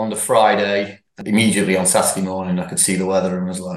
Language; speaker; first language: English; native; English